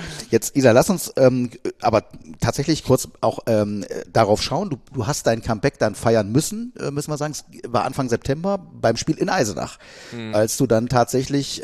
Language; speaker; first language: German; native; German